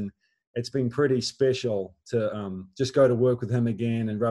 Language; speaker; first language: English; native; English